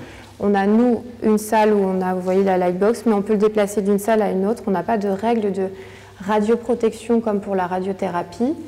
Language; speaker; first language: French; native; French